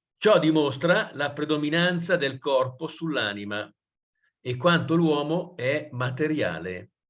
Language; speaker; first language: Italian; native; Italian